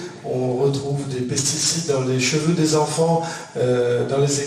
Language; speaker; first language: French; native; French